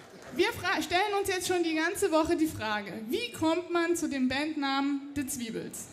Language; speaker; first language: German; native; German